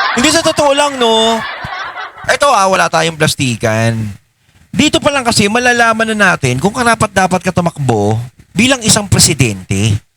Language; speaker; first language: Filipino; native; Filipino